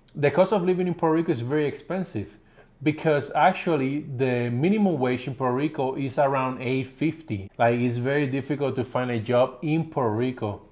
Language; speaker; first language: English; non-native, fluent; Spanish